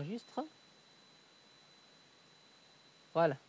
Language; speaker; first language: French; native; French